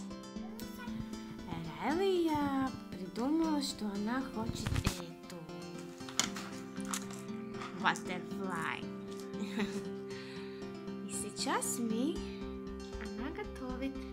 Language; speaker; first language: Russian; non-native, learner; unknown